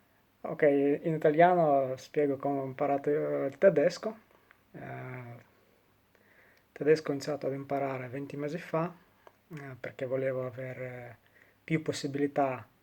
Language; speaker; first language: Italian; non-native, fluent; Russian